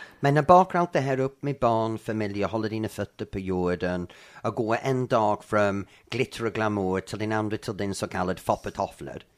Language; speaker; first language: Swedish; non-native, fluent; English